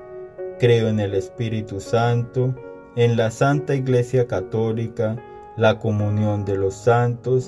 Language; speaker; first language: Spanish; native; Spanish